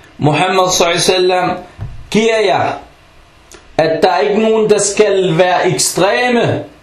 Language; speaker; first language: Danish; non-native, fluent; Arabic